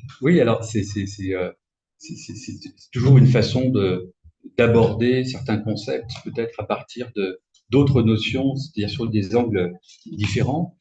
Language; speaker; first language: French; native; French